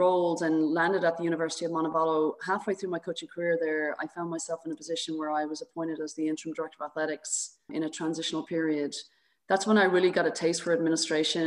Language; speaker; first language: English; native; English